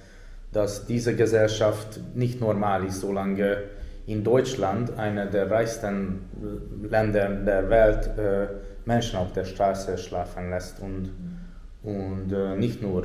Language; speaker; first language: German; non-native, fluent; Hungarian